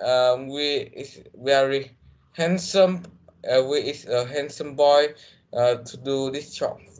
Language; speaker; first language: English; non-native, learner; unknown